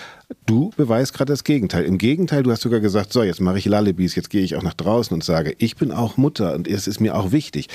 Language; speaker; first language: German; native; German